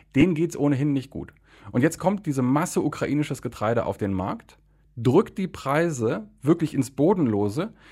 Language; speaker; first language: German; native; German